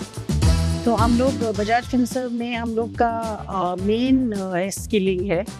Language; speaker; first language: Hindi; non-native, local second language; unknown